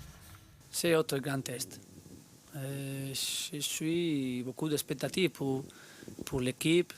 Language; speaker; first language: French; non-native, learner; Spanish